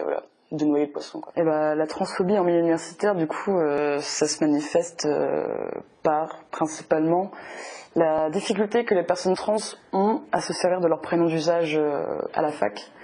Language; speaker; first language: French; native; French